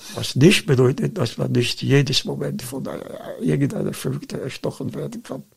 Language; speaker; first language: German; non-native, fluent; Dutch